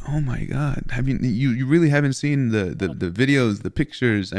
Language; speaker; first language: English; native; English